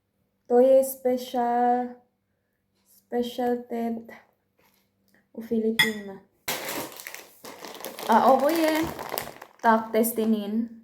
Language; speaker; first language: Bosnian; non-native, learner; Filipino